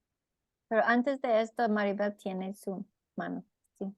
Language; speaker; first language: Spanish; non-native, fluent; English